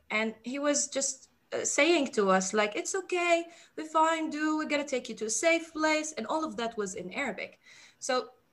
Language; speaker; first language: English; non-native, fluent; Arabic